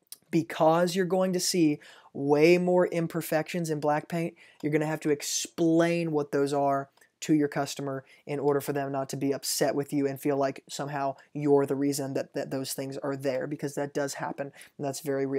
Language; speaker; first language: English; native; English